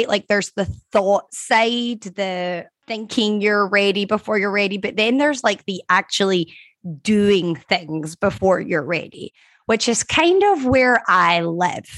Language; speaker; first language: English; native; English